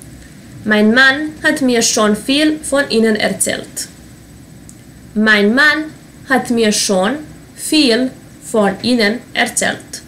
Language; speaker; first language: German; non-native, fluent; Serbian